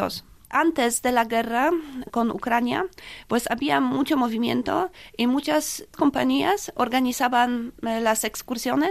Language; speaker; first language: Spanish; non-native, fluent; Polish